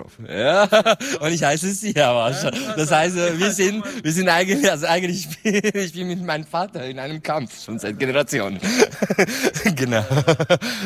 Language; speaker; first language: German; non-native, fluent; Persian